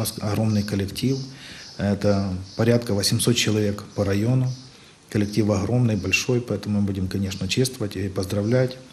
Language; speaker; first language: Russian; native; Russian